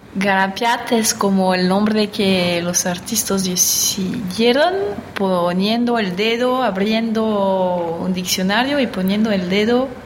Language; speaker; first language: Spanish; non-native, fluent; French